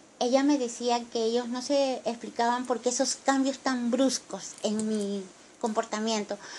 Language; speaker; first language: Spanish; native; Spanish